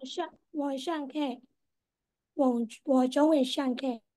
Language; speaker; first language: Chinese; non-native, learner; Burmese